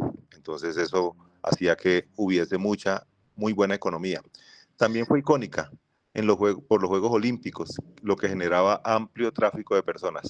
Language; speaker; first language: Spanish; native; Spanish